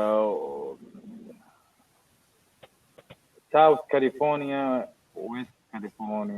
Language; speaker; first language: English; non-native, learner; Arabic